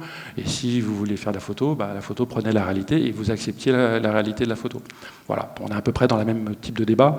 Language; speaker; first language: French; native; French